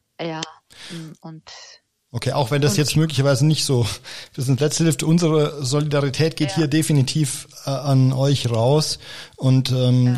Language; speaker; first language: German; native; German